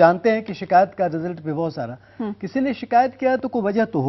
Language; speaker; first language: Hindi; native; Hindi